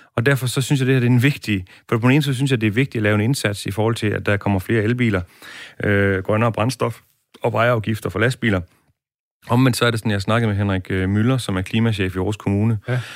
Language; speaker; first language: Danish; native; Danish